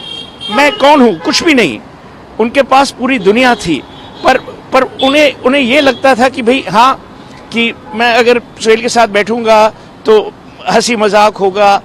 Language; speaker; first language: Hindi; native; Hindi